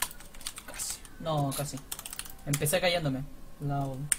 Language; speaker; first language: Spanish; native; Spanish